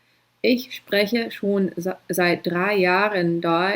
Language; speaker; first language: German; non-native, fluent; English